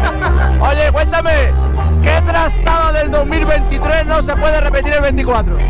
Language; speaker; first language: Spanish; native; Spanish